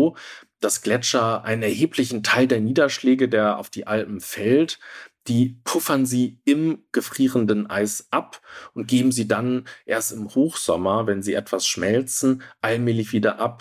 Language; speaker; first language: German; native; German